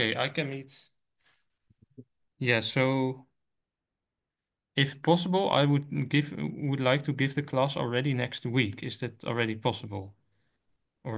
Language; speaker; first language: English; non-native, fluent; Dutch